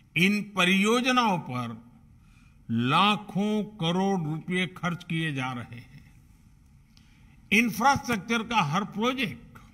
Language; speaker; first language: Hindi; non-native, local second language; Gujarati